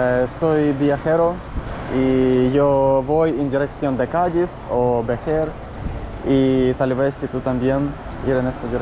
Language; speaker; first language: Spanish; non-native, learner; Russian